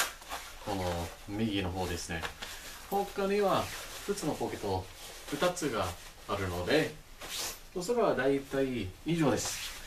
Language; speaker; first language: Japanese; non-native, fluent; English